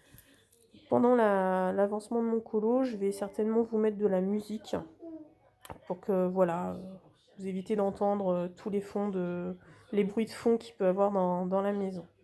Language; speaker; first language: French; native; French